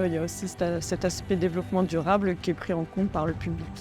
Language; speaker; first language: French; native; French